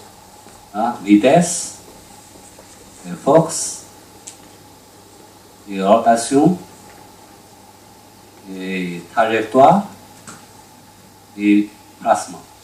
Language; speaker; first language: French; non-native, learner; Chinese